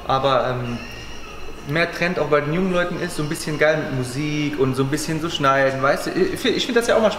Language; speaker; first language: German; native; German